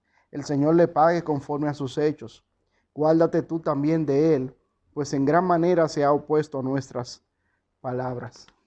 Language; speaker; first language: Spanish; native; Spanish